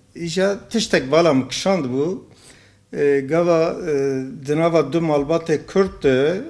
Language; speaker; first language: Kurdish; native; Kurdish